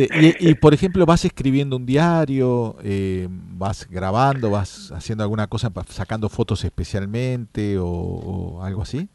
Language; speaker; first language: Spanish; native; Spanish